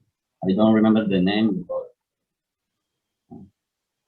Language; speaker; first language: English; non-native, learner; Spanish